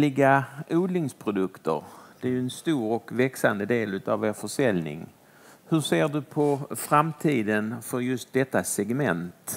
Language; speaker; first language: Swedish; native; Swedish